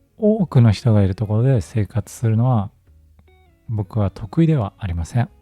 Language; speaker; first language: Japanese; native; Japanese